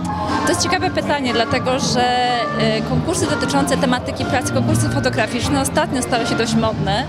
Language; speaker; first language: Polish; native; Polish